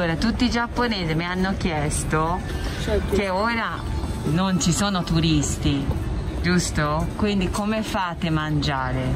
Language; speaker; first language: Italian; non-native, fluent; Japanese